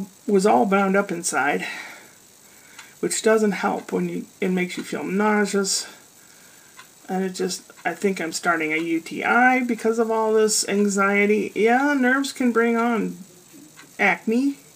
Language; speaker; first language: English; native; English